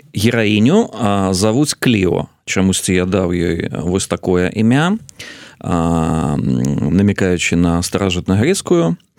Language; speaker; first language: Belarusian; native; Belarusian